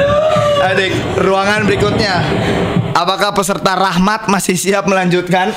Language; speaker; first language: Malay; non-native, local second language; Sundanese